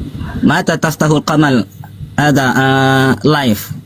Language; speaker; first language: Arabic; non-native, learner; Indonesian